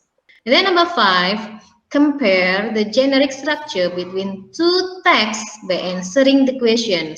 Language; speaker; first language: English; non-native, learner; Indonesian